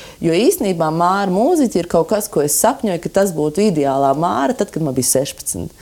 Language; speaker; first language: Latvian; native; Latvian